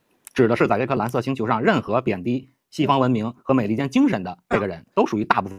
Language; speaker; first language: Chinese; native; Chinese